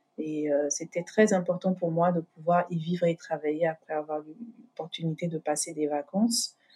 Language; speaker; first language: French; native; French